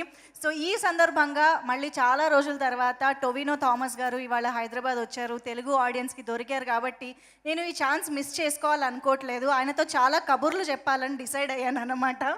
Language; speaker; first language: Telugu; native; Telugu